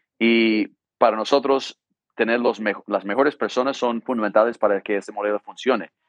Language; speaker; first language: Spanish; non-native, fluent; English